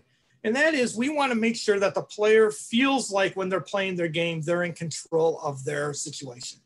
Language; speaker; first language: English; native; English